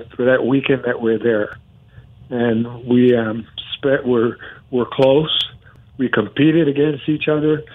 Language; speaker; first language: English; non-native, fluent; Spanish